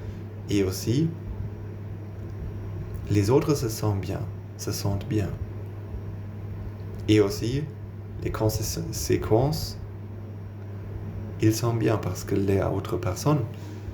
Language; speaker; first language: French; non-native, learner; German